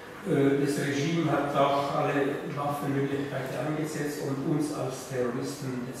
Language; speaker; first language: German; non-native, fluent; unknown